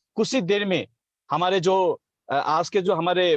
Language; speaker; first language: Hindi; non-native, local second language; Assamese